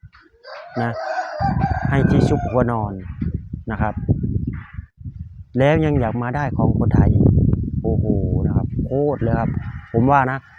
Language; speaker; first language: Thai; non-native, local second language; Lao